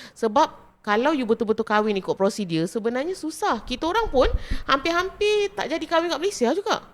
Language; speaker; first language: Malay; native; Malay